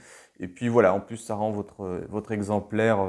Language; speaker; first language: French; native; French